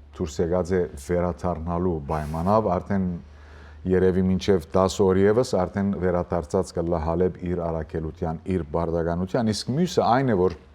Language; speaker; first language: Armenian; early bilingual, heritage; Armenian